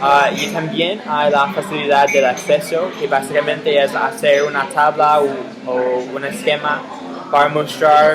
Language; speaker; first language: Spanish; non-native, fluent; English